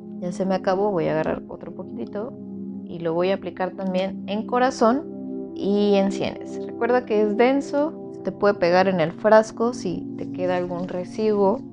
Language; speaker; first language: Spanish; native; Spanish